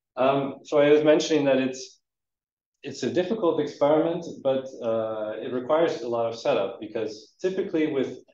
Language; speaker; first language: English; native; English